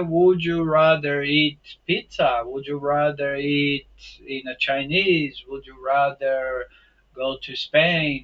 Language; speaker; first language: English; non-native, fluent; Portuguese